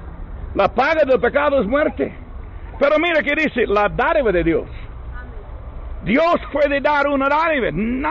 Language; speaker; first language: Spanish; non-native, learner; English